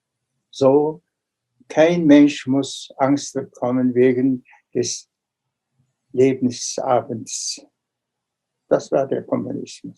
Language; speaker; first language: German; non-native, fluent; Tuvinian